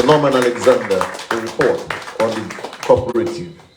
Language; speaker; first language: English; native; English